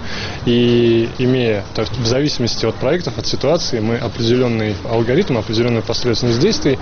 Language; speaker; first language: Russian; native; Russian